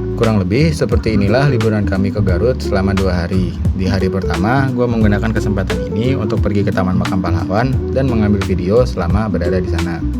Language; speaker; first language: Indonesian; native; Indonesian